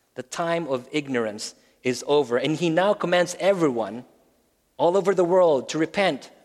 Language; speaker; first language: English; non-native, local second language; Filipino